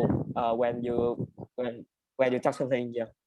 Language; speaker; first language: English; non-native, learner; Vietnamese